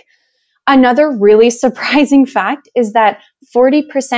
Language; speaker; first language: English; native; English